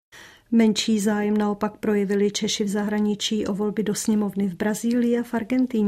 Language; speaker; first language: Czech; native; Czech